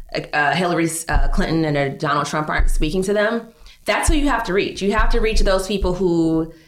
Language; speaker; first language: English; native; English